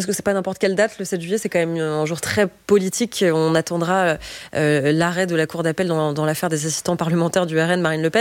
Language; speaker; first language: French; native; French